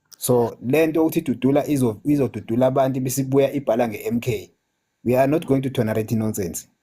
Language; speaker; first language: Zulu; native; Zulu